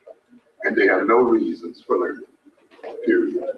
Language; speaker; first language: English; native; English